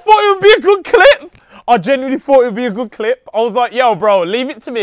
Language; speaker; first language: English; native; English